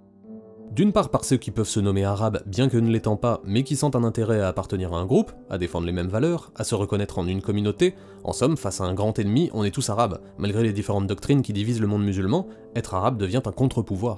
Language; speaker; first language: French; native; French